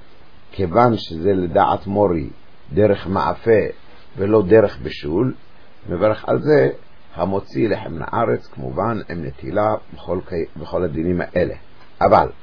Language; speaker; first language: Hebrew; native; Hebrew